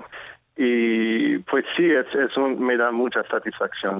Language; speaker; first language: Spanish; non-native, fluent; English